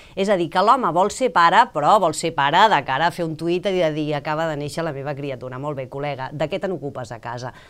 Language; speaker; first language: Catalan; native; Catalan